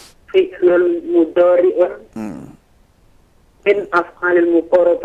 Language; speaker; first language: Arabic; non-native, learner; Indonesian